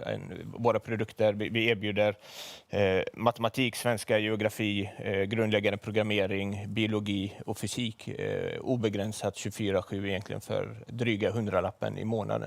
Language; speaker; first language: Swedish; native; Swedish